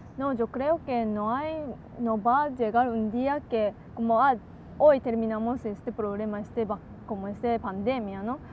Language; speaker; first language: Spanish; non-native, learner; Japanese